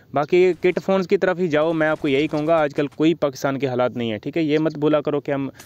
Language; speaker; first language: Urdu; native; Urdu